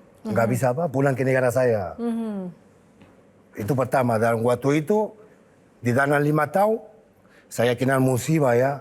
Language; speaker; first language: Indonesian; non-native, fluent; Spanish